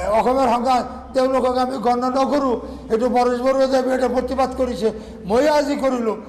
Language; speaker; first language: Assamese; non-native, local second language; Bangla